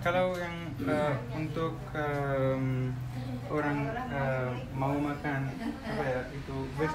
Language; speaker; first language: Indonesian; non-native, learner; Arabic